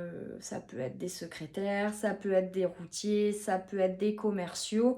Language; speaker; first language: French; native; French